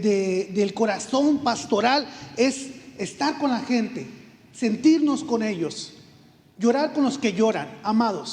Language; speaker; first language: Spanish; native; Spanish